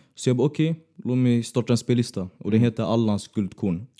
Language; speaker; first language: Swedish; native; Swedish